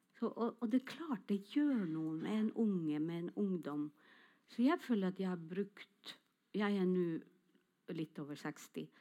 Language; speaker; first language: Norwegian; non-native, local second language; Northern Sami